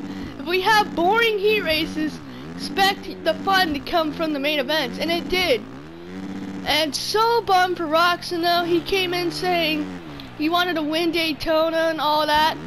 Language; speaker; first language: English; native; English